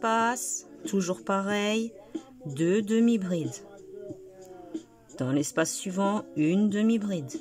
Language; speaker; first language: French; native; French